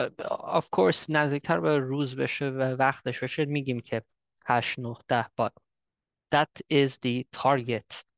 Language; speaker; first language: Persian; early bilingual, heritage; Persian